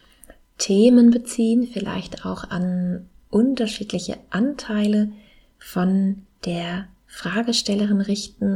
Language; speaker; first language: German; native; German